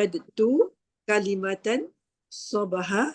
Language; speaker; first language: Arabic; non-native, learner; Malay